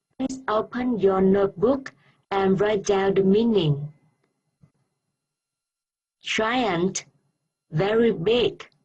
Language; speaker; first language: English; non-native, fluent; Vietnamese